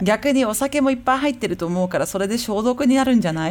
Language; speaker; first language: Japanese; early bilingual, heritage; Japanese